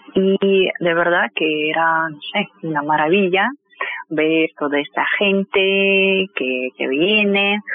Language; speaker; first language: Spanish; non-native, fluent; Russian